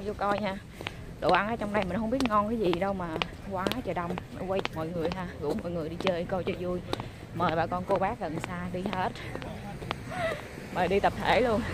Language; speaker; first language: Vietnamese; native; Vietnamese